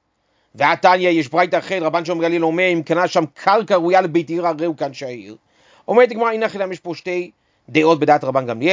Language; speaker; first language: Hebrew; native; Hebrew